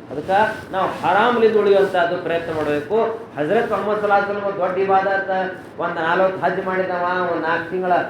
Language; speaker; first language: Kannada; non-native, local second language; Urdu